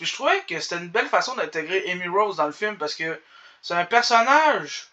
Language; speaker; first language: French; native; French